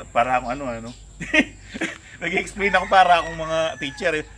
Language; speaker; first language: Filipino; non-native, local second language; Pampanga